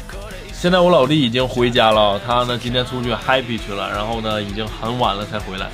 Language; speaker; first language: Chinese; native; Chinese